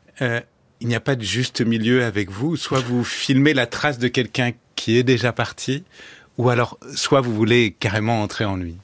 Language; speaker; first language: French; native; French